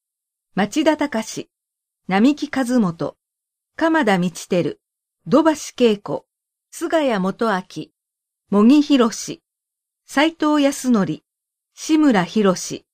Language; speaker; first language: Japanese; native; Japanese